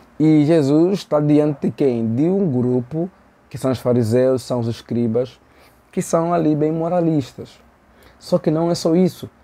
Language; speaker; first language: Portuguese; native; Portuguese